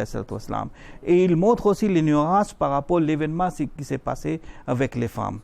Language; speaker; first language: French; non-native, fluent; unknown